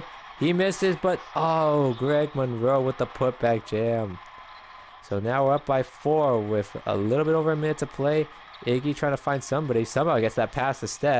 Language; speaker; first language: English; native; English